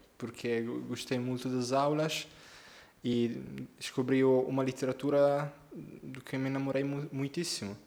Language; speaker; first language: Portuguese; non-native, learner; Italian